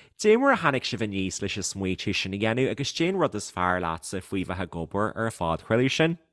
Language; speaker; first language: Irish; native; Irish